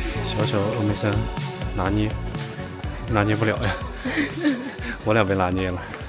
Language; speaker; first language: Chinese; native; Chinese